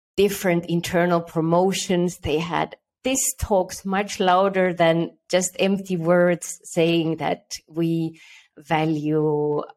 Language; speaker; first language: English; early bilingual, other home language; Estonian